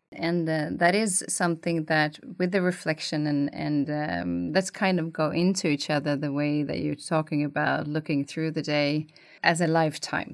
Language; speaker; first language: English; non-native, fluent; Swedish